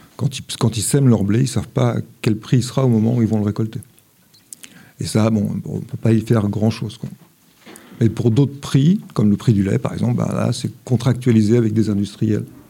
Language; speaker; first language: French; native; French